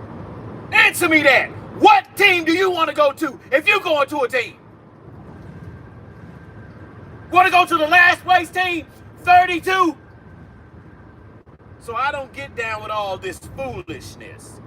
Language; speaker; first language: English; native; English